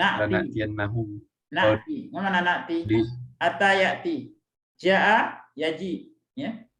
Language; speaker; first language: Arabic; non-native, fluent; Indonesian